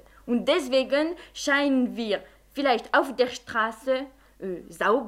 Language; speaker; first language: German; non-native, fluent; French